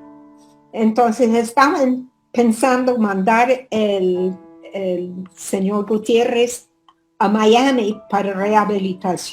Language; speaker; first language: Spanish; non-native, fluent; English